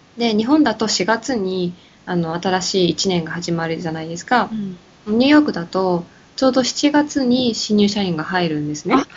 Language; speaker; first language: Japanese; native; Japanese